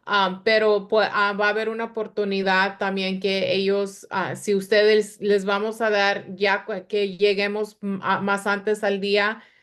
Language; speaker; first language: Spanish; early bilingual, other home language; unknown